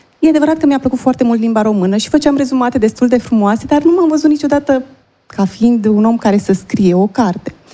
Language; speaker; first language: Romanian; native; Romanian